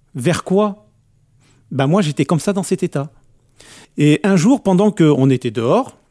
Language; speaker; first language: French; native; French